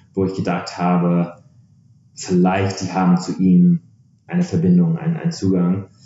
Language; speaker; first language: German; non-native, fluent; English